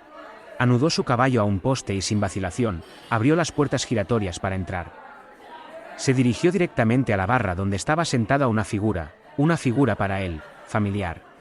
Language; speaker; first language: Spanish; native; Spanish